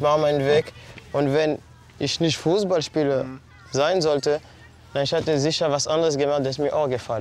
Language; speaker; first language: German; non-native, fluent; French